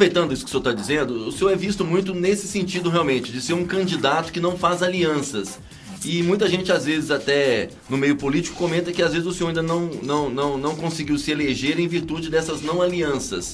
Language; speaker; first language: Portuguese; native; Portuguese